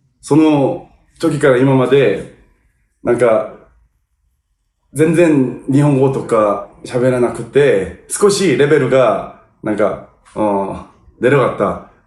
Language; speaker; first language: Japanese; non-native, learner; Korean